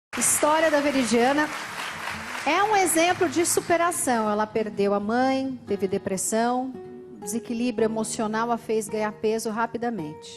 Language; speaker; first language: Portuguese; native; Portuguese